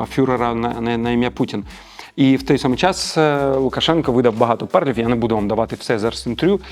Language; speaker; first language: Ukrainian; native; Ukrainian